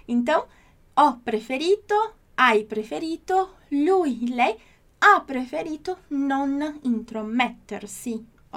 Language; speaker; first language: Italian; non-native, fluent; Portuguese